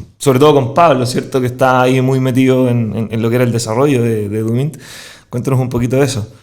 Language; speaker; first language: Spanish; native; Spanish